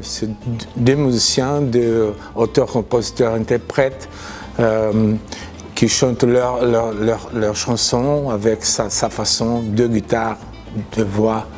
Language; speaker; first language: French; non-native, fluent; Portuguese